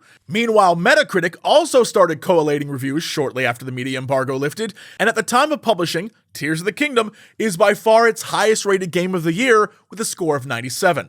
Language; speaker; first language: English; native; English